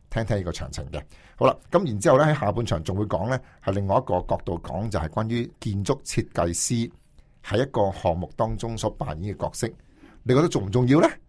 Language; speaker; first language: Cantonese; native; Cantonese